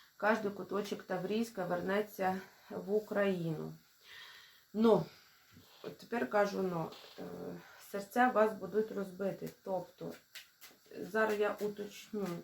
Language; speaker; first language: Ukrainian; non-native, local second language; Russian